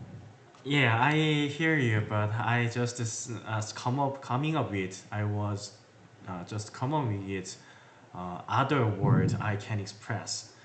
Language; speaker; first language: English; non-native, learner; Korean